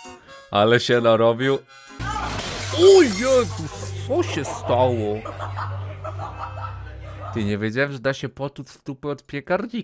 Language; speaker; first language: Polish; native; Polish